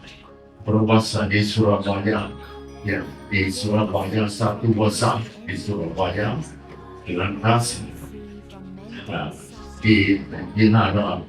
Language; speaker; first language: Indonesian; non-native, learner; Thai